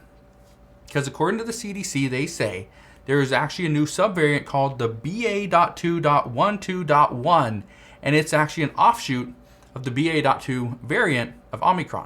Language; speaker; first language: English; native; English